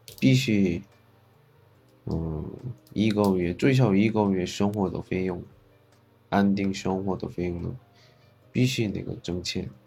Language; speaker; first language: Chinese; non-native, fluent; Korean